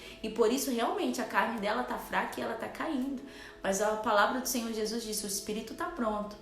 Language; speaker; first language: Portuguese; native; Portuguese